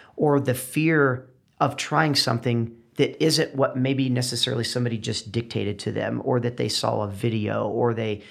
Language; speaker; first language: English; native; English